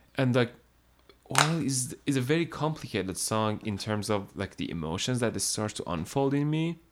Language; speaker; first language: English; non-native, fluent; Persian